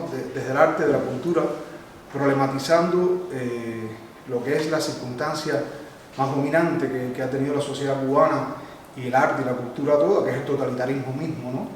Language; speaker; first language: Spanish; native; Spanish